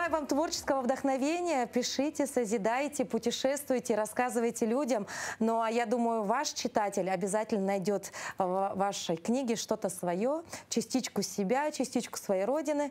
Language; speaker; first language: Russian; native; Russian